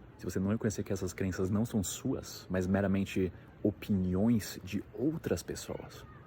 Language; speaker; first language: Portuguese; native; Portuguese